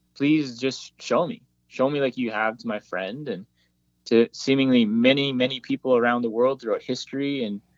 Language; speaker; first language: English; native; English